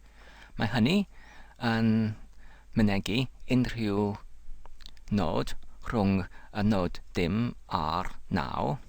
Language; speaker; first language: Welsh; non-native, fluent; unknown